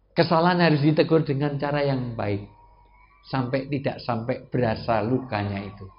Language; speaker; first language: Indonesian; native; Indonesian